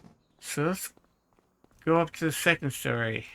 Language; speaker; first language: English; native; English